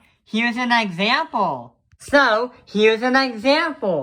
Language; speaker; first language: English; native; English